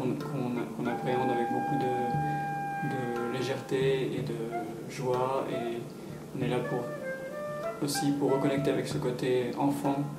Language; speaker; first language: French; native; French